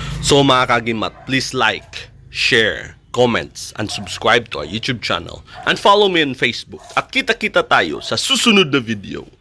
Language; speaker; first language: Filipino; non-native, local second language; Cebuano